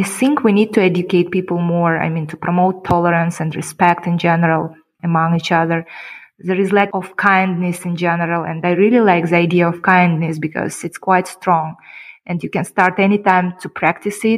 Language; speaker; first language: English; non-native, fluent; Kyrgyz